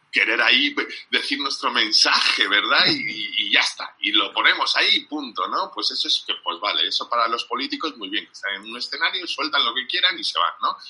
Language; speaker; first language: Spanish; non-native, fluent; English